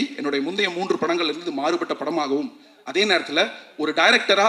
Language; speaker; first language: Tamil; native; Tamil